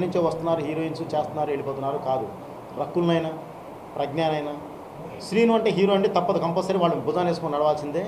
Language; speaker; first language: Telugu; native; Telugu